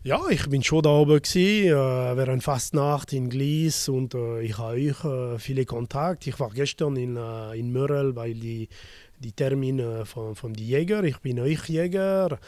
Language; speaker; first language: German; non-native, local second language; French